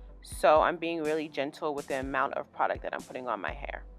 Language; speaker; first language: English; native; English